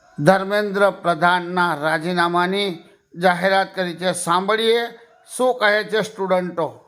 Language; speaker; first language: Gujarati; native; Gujarati